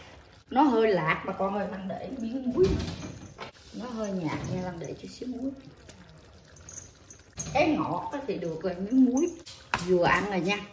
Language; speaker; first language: Vietnamese; native; Vietnamese